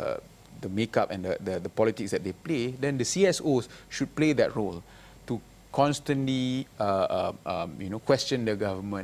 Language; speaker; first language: English; non-native, local second language; Malay